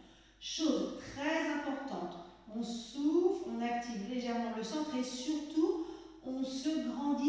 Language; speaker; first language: French; native; French